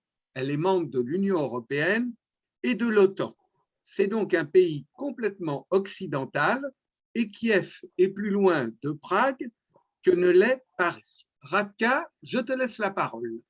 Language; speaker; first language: French; native; French